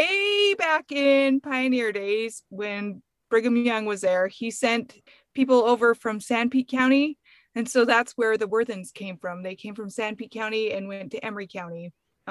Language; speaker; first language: English; native; English